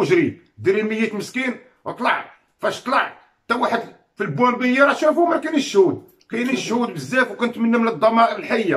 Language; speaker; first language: Arabic; native; Arabic